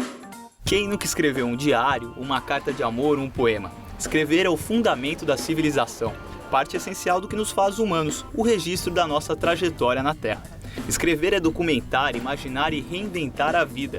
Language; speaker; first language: Portuguese; native; Portuguese